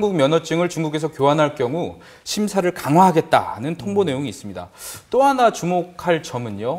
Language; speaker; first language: Korean; native; Korean